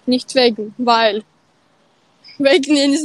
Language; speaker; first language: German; non-native, learner; Russian